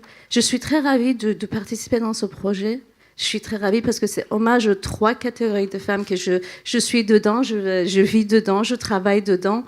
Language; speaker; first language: French; non-native, fluent; Central Kurdish